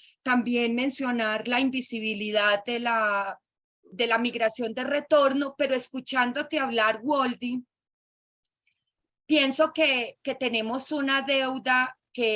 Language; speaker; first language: Spanish; native; Spanish